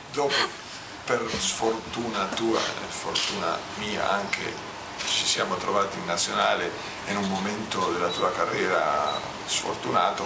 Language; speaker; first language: Italian; non-native, fluent; Spanish